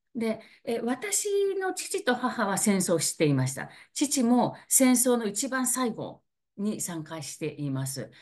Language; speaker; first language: Japanese; native; Japanese